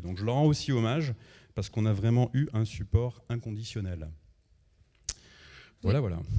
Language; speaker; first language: French; native; French